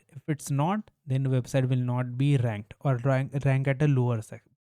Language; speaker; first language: English; non-native, local second language; Hindi